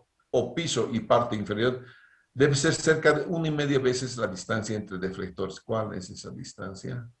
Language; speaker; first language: Spanish; native; Spanish